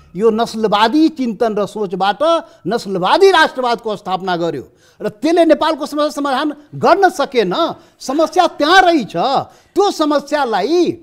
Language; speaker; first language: Nepali; non-native, local second language; Maithili